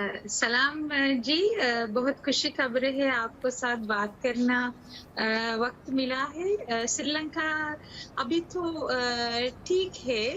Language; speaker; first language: Hindi; non-native, learner; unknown